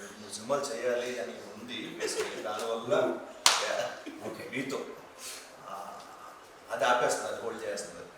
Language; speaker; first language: Telugu; native; Telugu